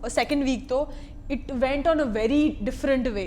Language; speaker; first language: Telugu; non-native, learner; Gujarati